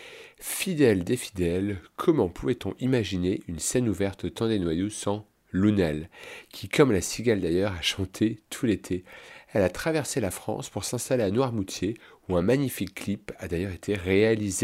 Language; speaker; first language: French; native; French